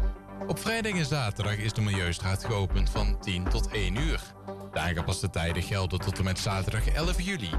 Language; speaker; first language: Dutch; native; Dutch